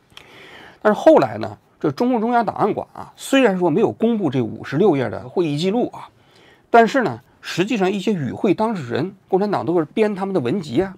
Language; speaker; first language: Chinese; native; Chinese